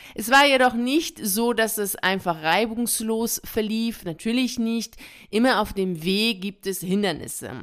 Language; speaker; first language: German; native; German